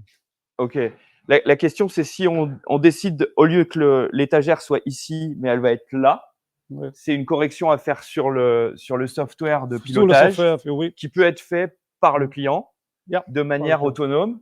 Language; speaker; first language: French; native; French